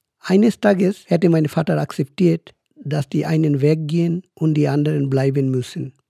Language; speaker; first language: German; non-native, fluent; Bangla